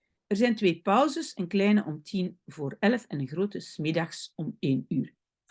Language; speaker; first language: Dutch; non-native, fluent; French